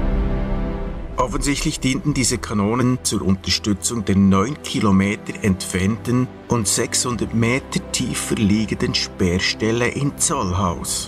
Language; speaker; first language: German; native; German